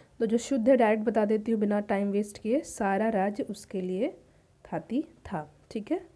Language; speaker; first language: Hindi; native; Hindi